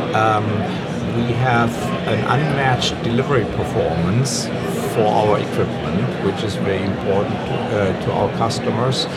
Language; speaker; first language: English; non-native, fluent; German